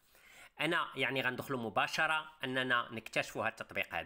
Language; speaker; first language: Arabic; native; Arabic